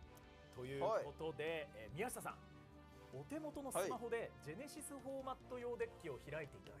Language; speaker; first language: Japanese; native; Japanese